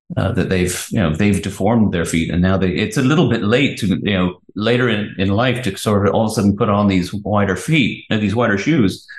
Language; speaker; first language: English; native; English